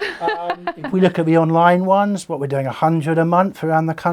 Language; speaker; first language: English; native; English